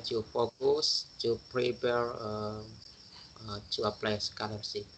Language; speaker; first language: English; non-native, learner; Indonesian